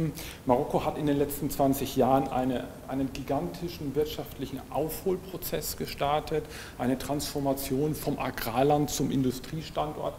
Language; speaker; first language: German; native; German